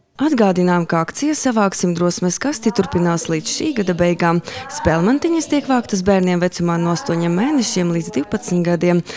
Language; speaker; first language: Latvian; non-native, local second language; Russian